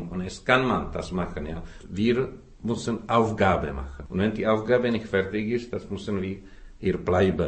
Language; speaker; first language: German; non-native, fluent; Czech